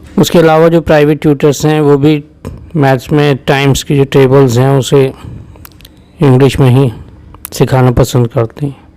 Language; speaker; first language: Hindi; native; Hindi